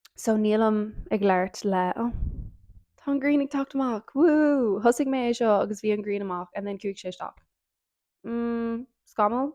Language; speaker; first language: Irish; non-native, local second language; English